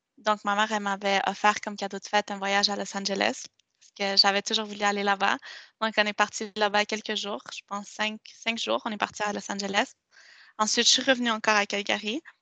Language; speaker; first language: French; non-native, local second language; Spanish